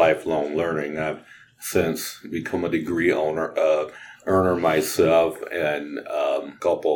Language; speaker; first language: English; native; English